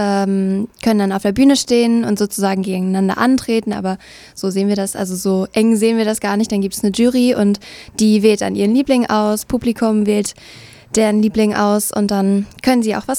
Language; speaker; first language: German; native; German